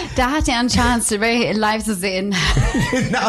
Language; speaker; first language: German; non-native, fluent; Swedish